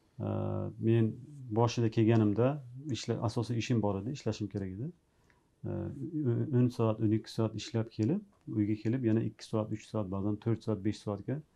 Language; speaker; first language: Uzbek; native; Uzbek